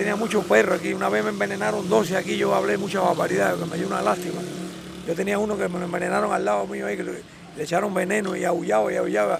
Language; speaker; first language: Spanish; native; Spanish